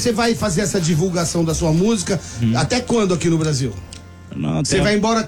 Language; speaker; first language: Portuguese; native; Portuguese